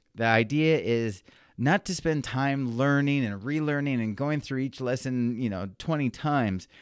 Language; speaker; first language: English; native; English